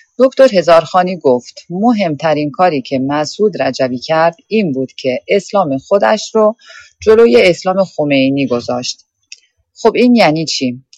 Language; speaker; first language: Persian; native; Persian